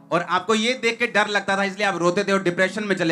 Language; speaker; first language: Hindi; native; Hindi